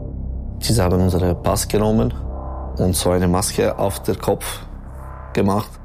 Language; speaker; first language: German; non-native, local second language; French